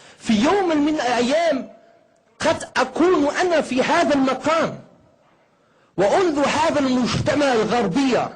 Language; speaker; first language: Egyptian Arabic; non-native, fluent; German